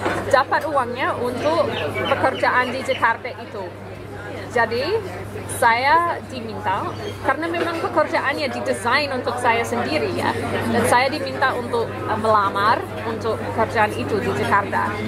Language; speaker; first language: Malay; non-native, fluent; English